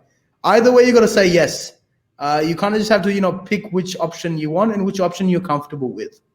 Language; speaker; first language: English; early bilingual, other home language; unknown